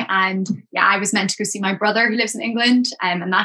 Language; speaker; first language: English; native; English